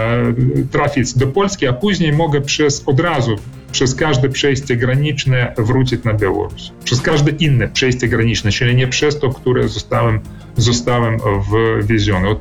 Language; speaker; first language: Polish; early bilingual, heritage; Polish